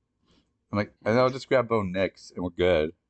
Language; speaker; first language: English; native; English